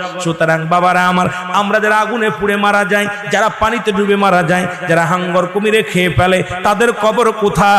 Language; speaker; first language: Bangla; native; Bangla